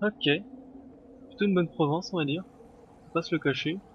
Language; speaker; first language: French; native; French